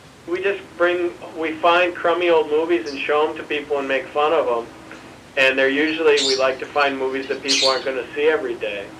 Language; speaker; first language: English; native; English